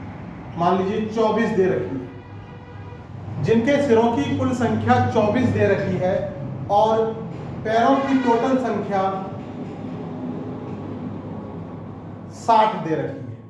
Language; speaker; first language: Hindi; native; Hindi